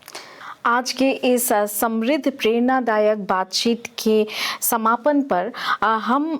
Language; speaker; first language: Hindi; native; Hindi